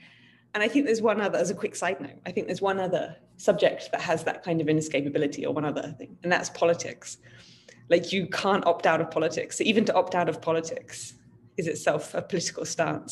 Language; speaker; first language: English; native; English